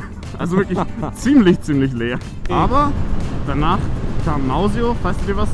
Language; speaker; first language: German; native; German